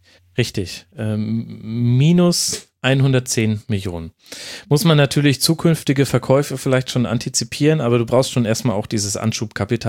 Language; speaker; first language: German; native; German